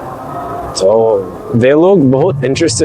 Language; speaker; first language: Hindi; non-native, learner; English